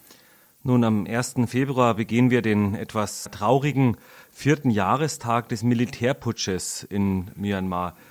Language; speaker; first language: German; native; German